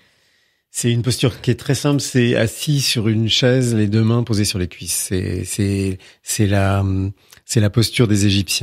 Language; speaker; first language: French; native; French